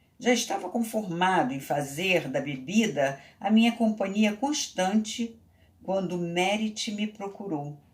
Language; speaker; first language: Portuguese; native; Portuguese